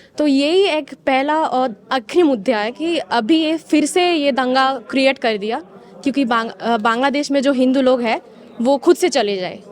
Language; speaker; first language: Hindi; non-native, fluent; Bangla